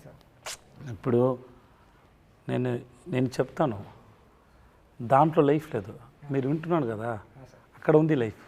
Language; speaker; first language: Telugu; non-native, learner; Tamil